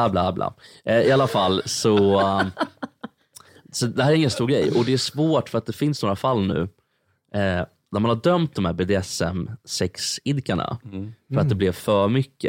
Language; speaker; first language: Swedish; native; Swedish